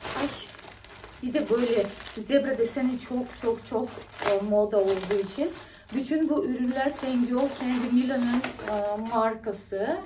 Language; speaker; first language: Turkish; non-native, fluent; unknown